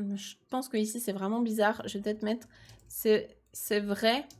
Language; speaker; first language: French; native; French